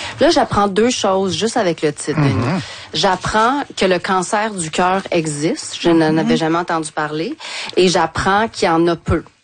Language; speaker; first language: French; native; French